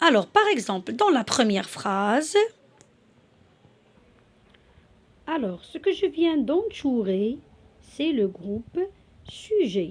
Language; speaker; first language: French; non-native, local second language; Arabic